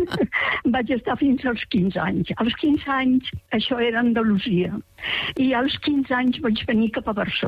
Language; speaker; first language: Catalan; non-native, local second language; Spanish